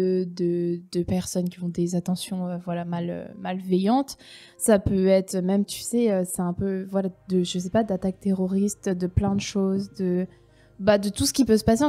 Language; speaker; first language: French; native; French